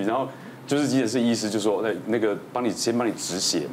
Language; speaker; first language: Chinese; native; Chinese